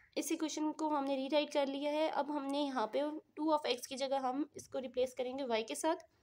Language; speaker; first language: Urdu; non-native, local second language; Punjabi